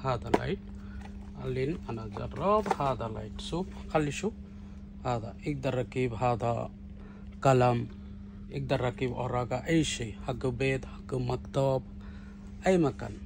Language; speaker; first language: Arabic; non-native, learner; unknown